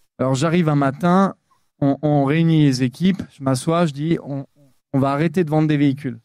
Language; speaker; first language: French; native; French